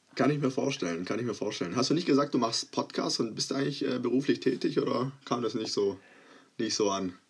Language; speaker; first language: German; early bilingual, other home language; Croatian